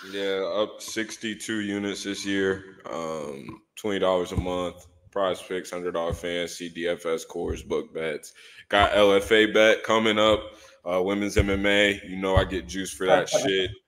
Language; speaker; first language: English; native; English